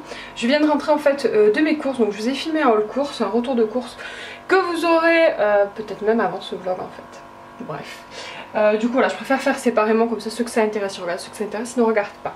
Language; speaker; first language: French; native; French